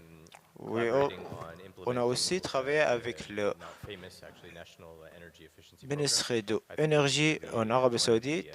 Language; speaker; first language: French; non-native, learner; Arabic